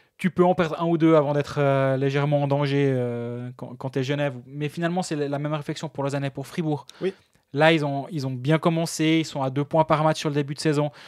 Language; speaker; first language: French; native; French